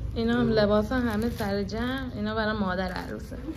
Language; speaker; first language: Persian; native; Persian